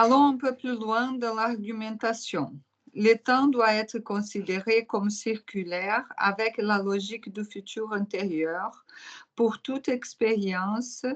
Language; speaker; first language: French; non-native, fluent; Portuguese